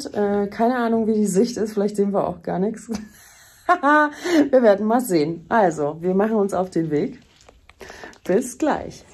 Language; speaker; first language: German; native; German